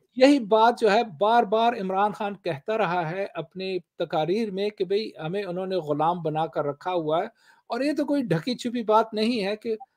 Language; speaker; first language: Urdu; non-native, local second language; Pashto